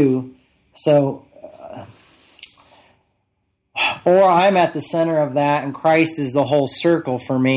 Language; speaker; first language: English; native; English